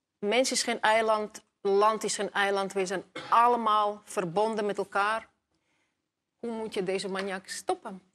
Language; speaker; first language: Dutch; non-native, fluent; Russian